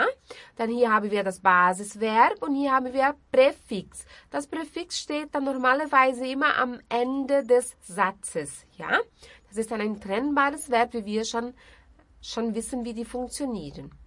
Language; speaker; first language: German; non-native, fluent; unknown